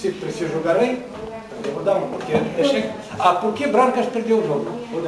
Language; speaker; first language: Portuguese; non-native, learner; Ukrainian